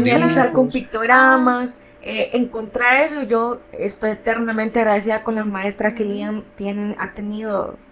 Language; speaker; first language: Spanish; native; Spanish